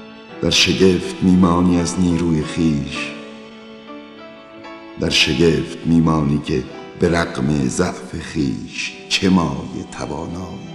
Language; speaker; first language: Persian; native; Persian